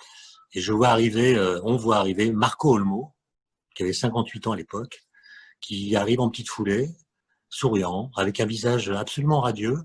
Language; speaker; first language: French; native; French